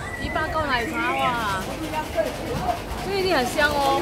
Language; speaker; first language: Chinese; native; Chinese